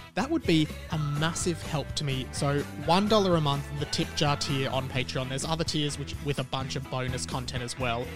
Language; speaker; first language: English; native; English